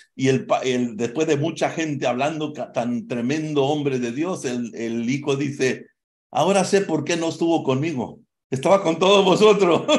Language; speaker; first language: Spanish; native; Spanish